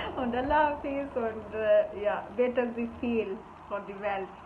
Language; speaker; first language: German; non-native, learner; Urdu